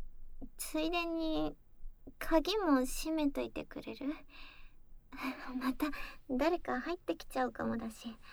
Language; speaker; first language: Japanese; native; Japanese